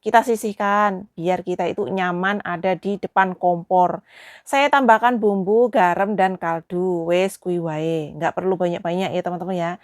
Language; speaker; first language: Indonesian; non-native, local second language; Javanese